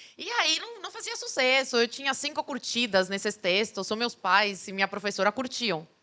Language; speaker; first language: Portuguese; early bilingual, other home language; Spanish